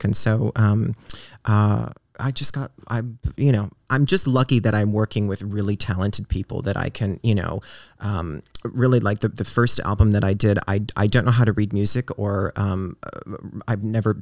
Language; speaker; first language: English; native; English